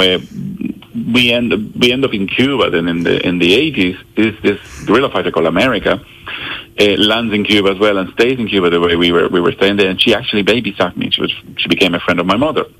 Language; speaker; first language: English; non-native, fluent; Spanish